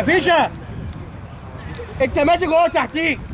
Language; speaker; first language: Arabic; native; Arabic